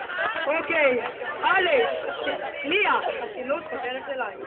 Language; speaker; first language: Hebrew; native; Hebrew